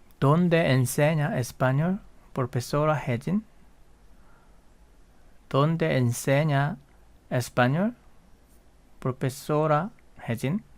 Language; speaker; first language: Spanish; non-native, fluent; Korean